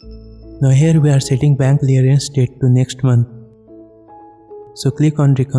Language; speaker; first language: English; non-native, local second language; Hindi